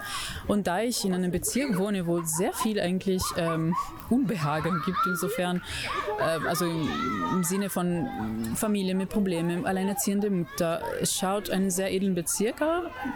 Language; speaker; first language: German; non-native, fluent; Italian